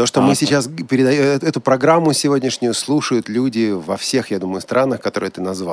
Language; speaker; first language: Russian; native; Russian